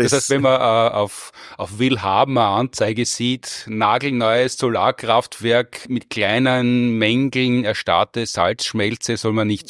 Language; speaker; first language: German; native; German